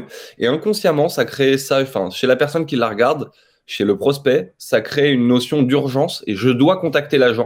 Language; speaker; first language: French; native; French